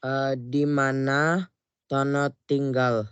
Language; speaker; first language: Indonesian; non-native, learner; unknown